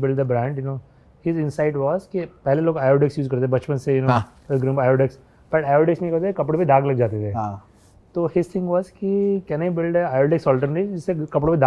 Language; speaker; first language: English; non-native, local second language; Hindi